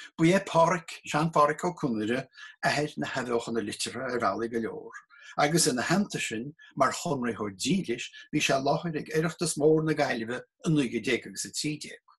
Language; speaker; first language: Irish; native; Irish